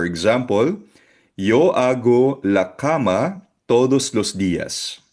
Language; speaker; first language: Spanish; non-native, fluent; Filipino